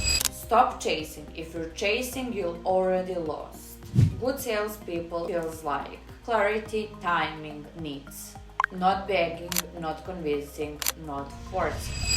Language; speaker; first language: English; non-native, fluent; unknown